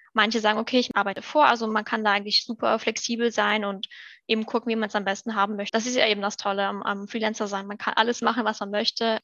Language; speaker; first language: German; early bilingual, other home language; Russian